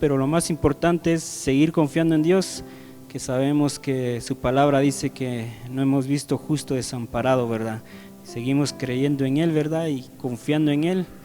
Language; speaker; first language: Spanish; native; Spanish